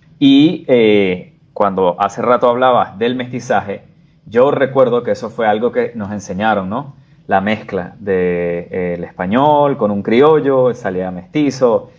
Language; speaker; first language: Spanish; native; Spanish